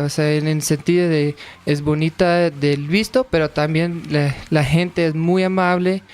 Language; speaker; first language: Spanish; non-native, fluent; English